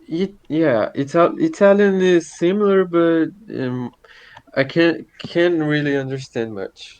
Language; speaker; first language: English; non-native, fluent; Portuguese